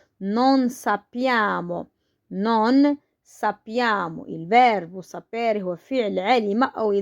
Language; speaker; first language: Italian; non-native, fluent; Arabic